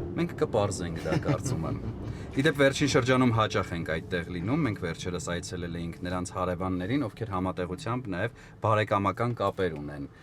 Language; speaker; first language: Armenian; native; Armenian